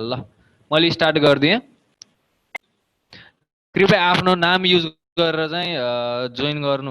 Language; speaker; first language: Nepali; native; Nepali